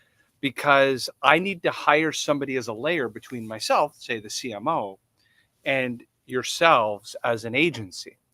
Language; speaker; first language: English; native; English